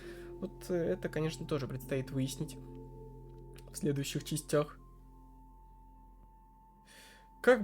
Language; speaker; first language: Russian; native; Russian